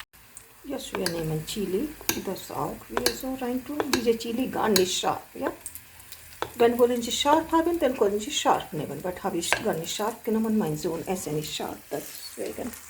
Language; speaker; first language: German; non-native, learner; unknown